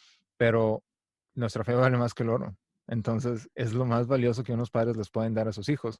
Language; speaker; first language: Spanish; native; Spanish